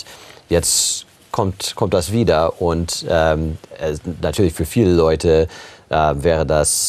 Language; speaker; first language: German; non-native, fluent; English